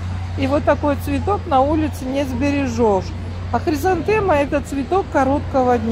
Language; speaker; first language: Russian; native; Russian